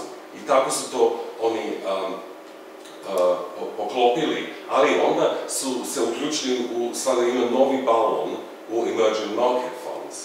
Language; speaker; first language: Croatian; non-native, fluent; English